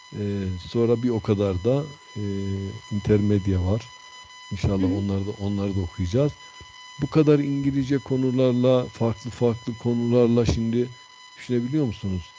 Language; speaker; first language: Turkish; native; Turkish